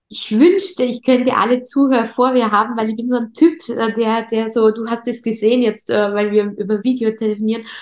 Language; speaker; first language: German; native; German